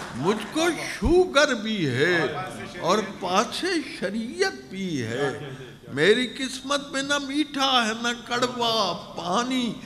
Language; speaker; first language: Urdu; non-native, local second language; Punjabi